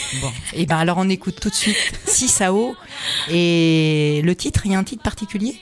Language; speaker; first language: French; native; French